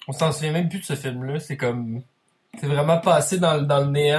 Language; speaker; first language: French; native; French